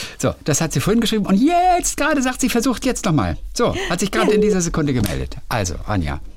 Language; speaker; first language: German; native; German